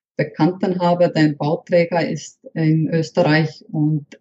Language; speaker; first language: German; non-native, fluent; Estonian